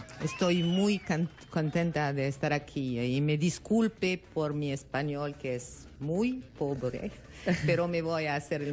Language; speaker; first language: Spanish; non-native, learner; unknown